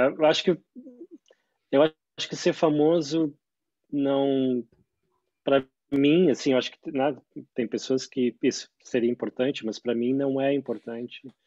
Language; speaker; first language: Portuguese; native; Portuguese